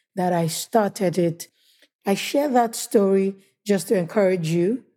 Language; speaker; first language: English; non-native, local second language; Igbo